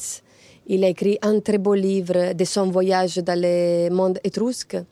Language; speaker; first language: French; non-native, fluent; Italian